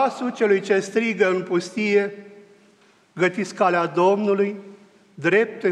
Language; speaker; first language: Romanian; native; Romanian